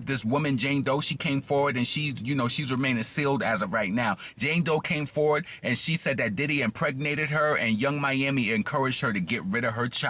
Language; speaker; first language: English; native; English